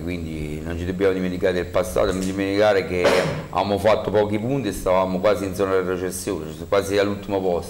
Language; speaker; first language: Italian; native; Italian